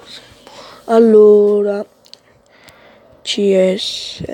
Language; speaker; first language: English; non-native, learner; Italian